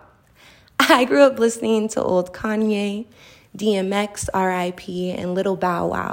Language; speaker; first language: English; native; English